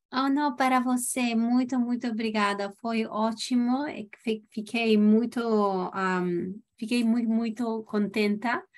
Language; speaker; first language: Portuguese; non-native, learner; Italian